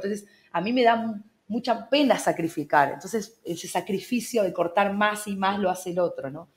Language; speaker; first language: Spanish; native; Spanish